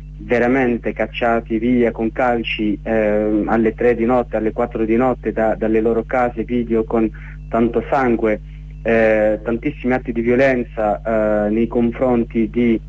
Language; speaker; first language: Italian; non-native, fluent; Arabic